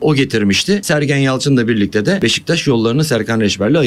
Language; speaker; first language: Turkish; native; Turkish